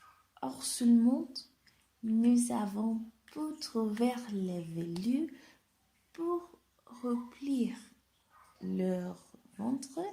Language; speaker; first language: French; non-native, learner; Spanish